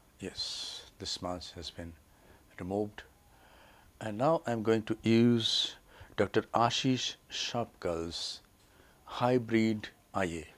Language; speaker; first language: English; non-native, local second language; Bangla